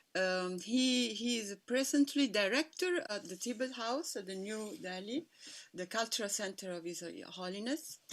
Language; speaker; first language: English; non-native, fluent; Italian